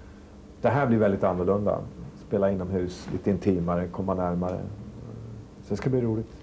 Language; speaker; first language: Swedish; native; Swedish